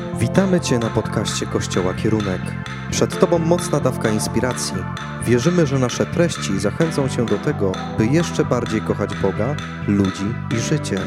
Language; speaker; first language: Polish; native; Polish